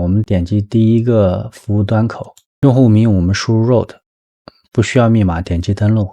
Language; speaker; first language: Chinese; native; Chinese